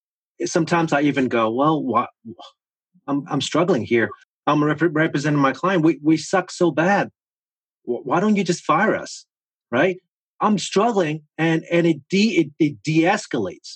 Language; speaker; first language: English; non-native, local second language; Cantonese